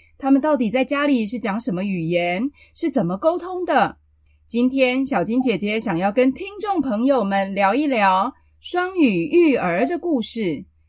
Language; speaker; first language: Chinese; native; Chinese